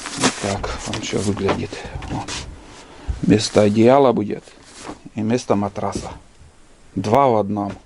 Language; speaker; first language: Russian; native; Russian